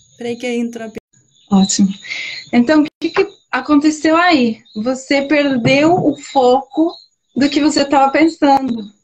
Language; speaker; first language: Portuguese; non-native, fluent; Spanish